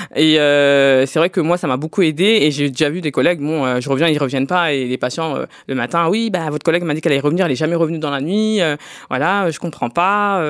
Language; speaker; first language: French; native; French